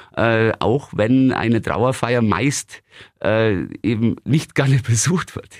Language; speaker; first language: German; native; German